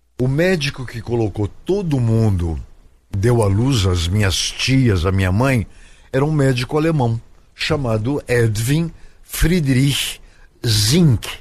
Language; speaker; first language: Portuguese; native; Portuguese